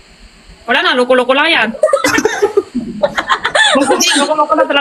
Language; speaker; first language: Filipino; non-native, learner; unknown